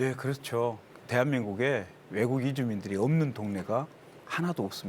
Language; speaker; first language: Korean; native; Korean